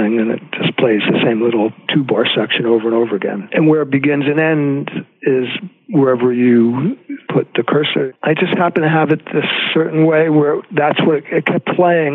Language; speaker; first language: English; native; English